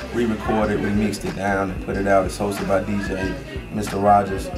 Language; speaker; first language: English; native; English